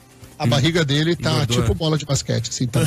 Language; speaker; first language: Portuguese; native; Portuguese